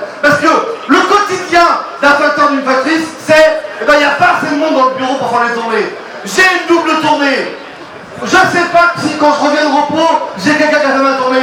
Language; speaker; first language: French; native; French